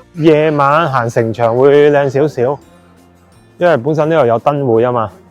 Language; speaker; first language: Cantonese; native; Cantonese